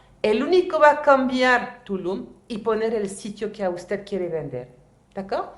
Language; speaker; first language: Spanish; native; Spanish